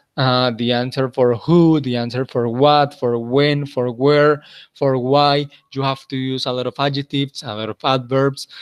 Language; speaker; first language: English; non-native, fluent; Spanish